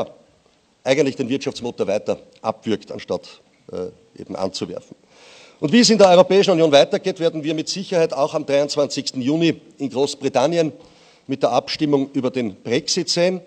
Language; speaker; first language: German; native; German